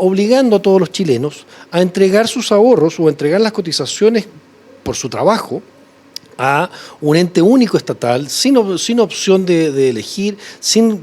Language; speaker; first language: Spanish; native; Spanish